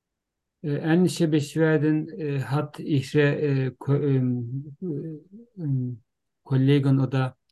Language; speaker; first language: German; non-native, learner; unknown